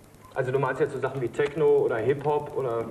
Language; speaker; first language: German; native; German